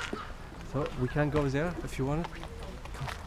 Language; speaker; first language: English; non-native, learner; Arabic